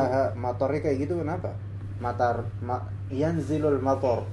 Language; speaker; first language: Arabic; non-native, fluent; Indonesian